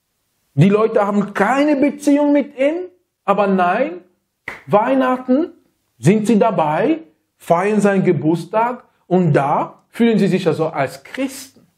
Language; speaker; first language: German; non-native, fluent; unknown